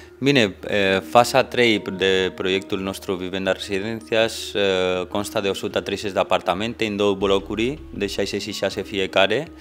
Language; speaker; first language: Romanian; non-native, fluent; Spanish